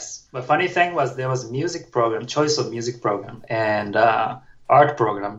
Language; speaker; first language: English; non-native, fluent; Japanese